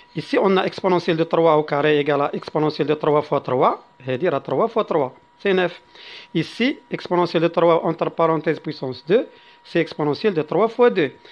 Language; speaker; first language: French; non-native, local second language; Arabic